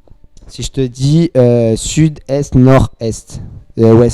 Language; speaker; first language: French; native; French